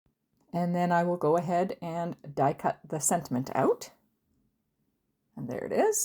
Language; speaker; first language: English; native; English